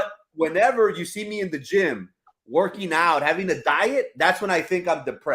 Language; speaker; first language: English; early bilingual, other home language; Spanish